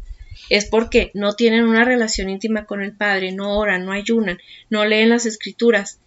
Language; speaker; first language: Spanish; native; Spanish